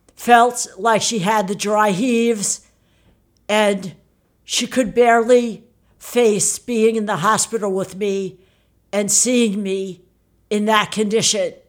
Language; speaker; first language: English; early bilingual, other home language; Italian